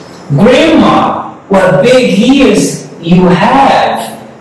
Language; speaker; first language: English; non-native, fluent; Portuguese